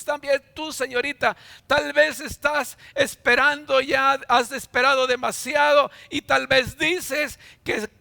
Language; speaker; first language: Spanish; native; Spanish